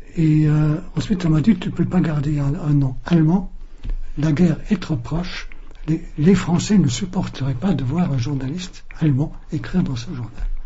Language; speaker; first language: French; non-native, fluent; German